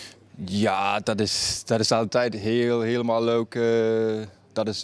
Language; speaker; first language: Dutch; non-native, fluent; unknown